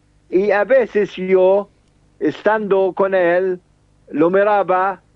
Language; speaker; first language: Spanish; non-native, fluent; Arabic